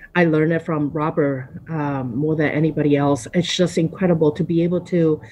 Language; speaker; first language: English; non-native, fluent; Chinese